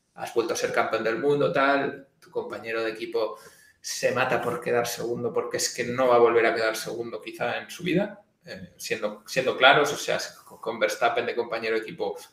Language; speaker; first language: Spanish; native; Spanish